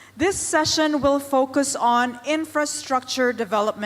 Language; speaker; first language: English; non-native, local second language; Filipino